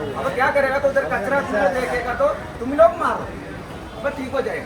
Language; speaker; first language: Hindi; non-native, local second language; Malayalam